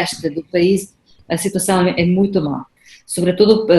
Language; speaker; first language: Portuguese; non-native, fluent; Spanish